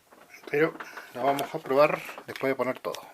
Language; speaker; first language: Spanish; native; Spanish